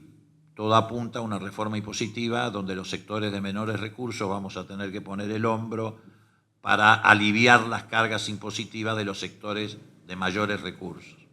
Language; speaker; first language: Spanish; native; Spanish